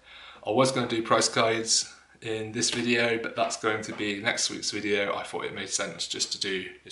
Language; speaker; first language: English; native; English